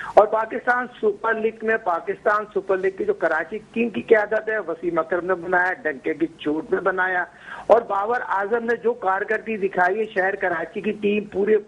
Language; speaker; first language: Urdu; native; Urdu